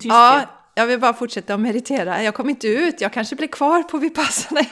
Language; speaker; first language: Swedish; native; Swedish